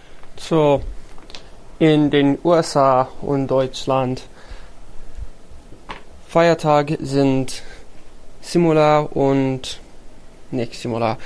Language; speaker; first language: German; non-native, learner; English